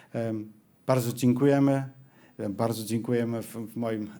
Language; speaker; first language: Polish; non-native, learner; Dutch